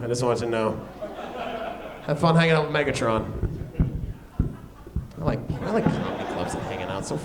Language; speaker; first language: English; native; English